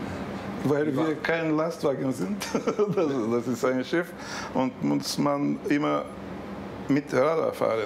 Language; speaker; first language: German; non-native, learner; Bulgarian